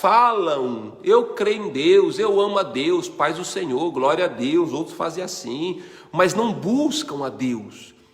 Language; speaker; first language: Portuguese; native; Portuguese